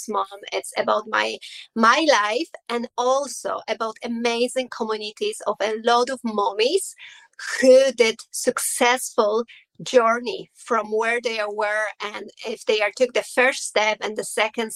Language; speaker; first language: English; non-native, learner; Polish